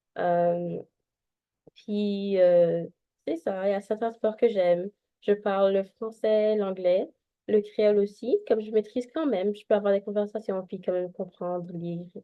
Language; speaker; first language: French; early bilingual, other home language; Haitian Creole